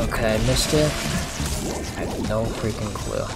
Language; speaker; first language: English; native; English